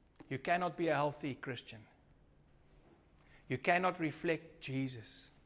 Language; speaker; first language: English; non-native, local second language; Afrikaans